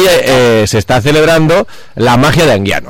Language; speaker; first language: Spanish; native; Spanish